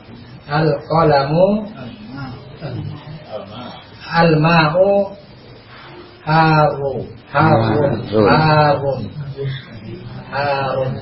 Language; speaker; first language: Arabic; non-native, learner; Indonesian